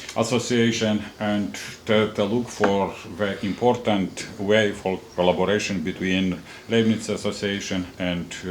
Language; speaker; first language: English; non-native, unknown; Romanian